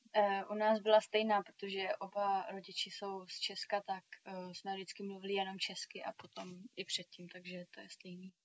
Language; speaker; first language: Czech; early bilingual, heritage; Czech